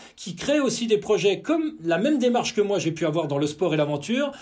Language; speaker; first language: French; native; French